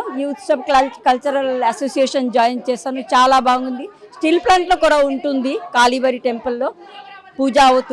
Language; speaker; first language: Telugu; non-native, fluent; Bangla